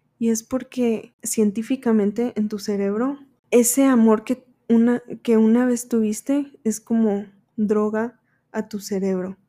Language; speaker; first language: Spanish; early bilingual, heritage; Spanish